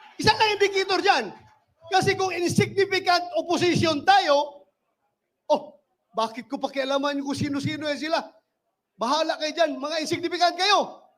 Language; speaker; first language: Filipino; non-native, local second language; Cebuano